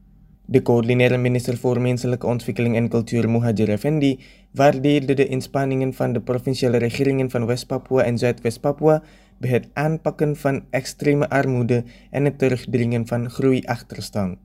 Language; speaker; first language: Dutch; non-native, fluent; Indonesian